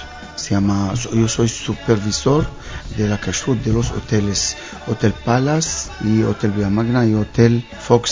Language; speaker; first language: Spanish; non-native, learner; Hebrew